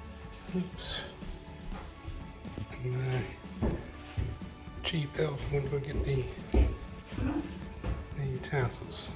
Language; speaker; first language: English; native; English